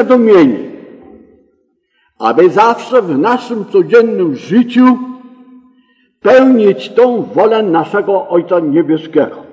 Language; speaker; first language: Polish; native; Polish